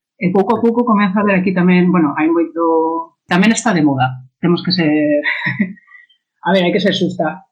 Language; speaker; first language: Galician; non-native, local second language; Spanish